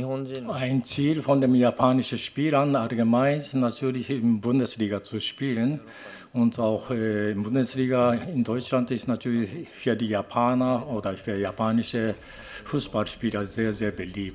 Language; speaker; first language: German; non-native, fluent; Japanese